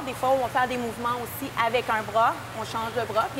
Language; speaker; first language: French; native; French